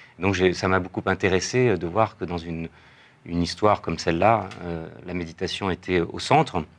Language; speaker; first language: French; native; French